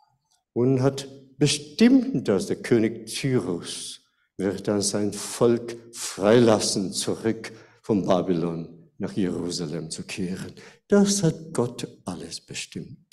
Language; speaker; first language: German; non-native, fluent; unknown